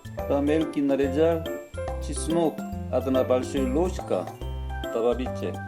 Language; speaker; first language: Russian; non-native, learner; Korean